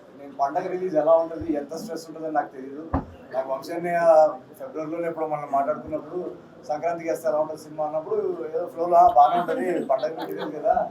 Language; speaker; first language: Telugu; native; Telugu